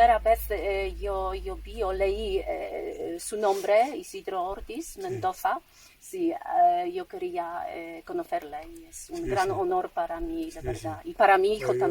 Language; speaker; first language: Spanish; non-native, fluent; Polish